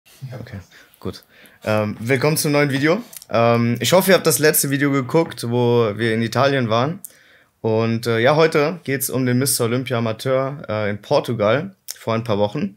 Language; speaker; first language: German; native; German